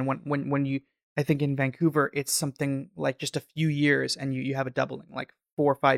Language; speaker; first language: English; native; English